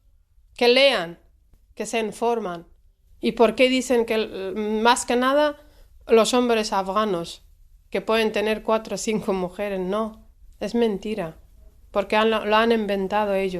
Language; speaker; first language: Spanish; non-native, fluent; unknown